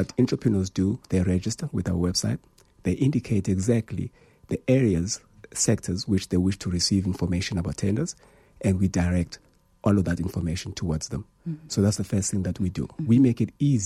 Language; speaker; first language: English; non-native, local second language; Xhosa